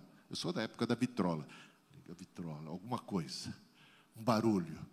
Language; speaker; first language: Portuguese; native; Portuguese